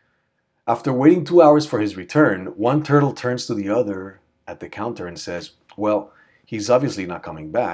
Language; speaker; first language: English; native; English